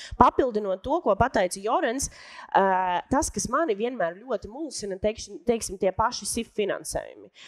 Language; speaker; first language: Latvian; non-native, local second language; Russian